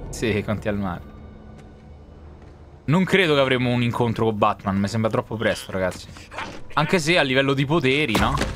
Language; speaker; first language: Italian; native; Italian